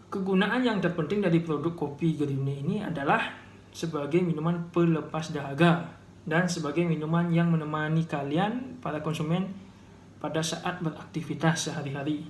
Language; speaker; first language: Indonesian; native; Indonesian